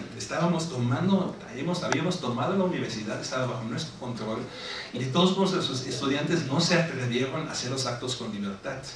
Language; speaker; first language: Spanish; non-native, fluent; German